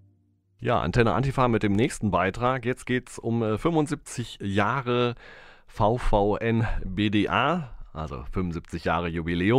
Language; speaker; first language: German; native; German